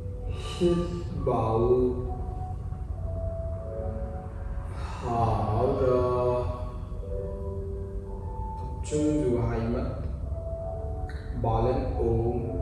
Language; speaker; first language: Vietnamese; non-native, fluent; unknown